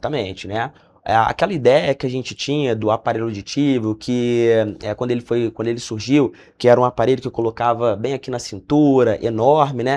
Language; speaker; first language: Portuguese; native; Portuguese